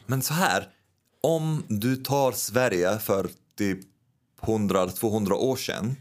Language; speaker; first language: Swedish; non-native, fluent; Arabic